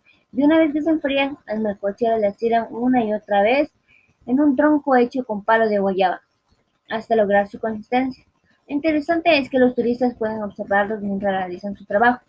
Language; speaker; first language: Spanish; native; Spanish